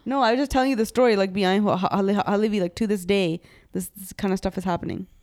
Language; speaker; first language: English; early bilingual, other home language; Punjabi